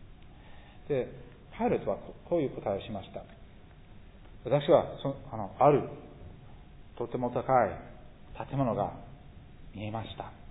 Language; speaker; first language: Japanese; non-native, fluent; English